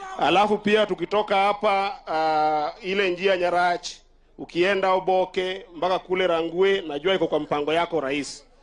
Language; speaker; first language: Swahili; non-native, local second language; Luo (Kenya and Tanzania)